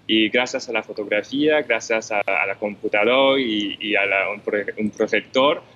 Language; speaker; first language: Spanish; non-native, fluent; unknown